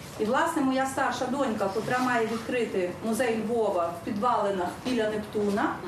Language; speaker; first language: Ukrainian; native; Ukrainian